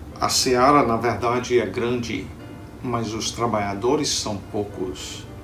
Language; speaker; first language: Portuguese; early bilingual, other home language; English